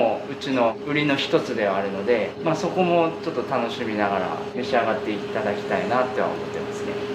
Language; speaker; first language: Japanese; native; Japanese